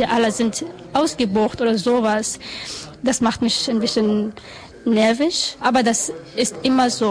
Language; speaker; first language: German; non-native, learner; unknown